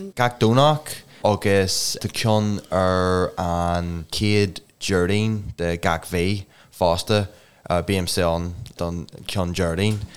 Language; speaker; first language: Irish; non-native, local second language; English